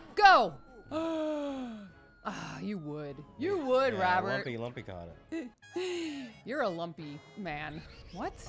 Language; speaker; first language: English; native; English